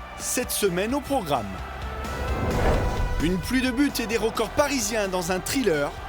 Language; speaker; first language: French; native; French